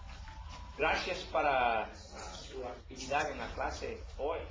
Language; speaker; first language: Spanish; non-native, learner; English